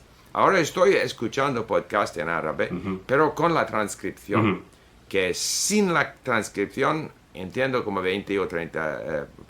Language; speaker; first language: Spanish; non-native, fluent; Swedish